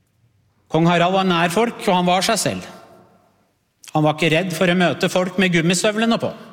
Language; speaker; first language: Norwegian; early bilingual, other home language; Persian